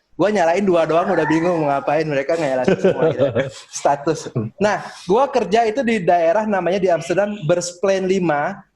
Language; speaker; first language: Indonesian; native; Indonesian